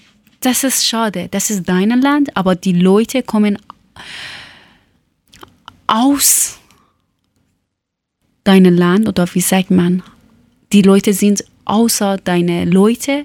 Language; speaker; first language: German; non-native, learner; Persian